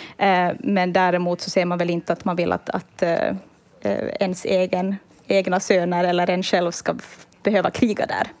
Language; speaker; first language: Swedish; native; Swedish